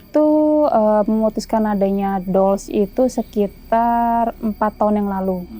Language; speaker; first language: Indonesian; native; Indonesian